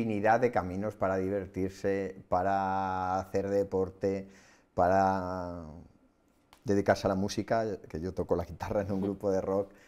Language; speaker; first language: Spanish; native; Spanish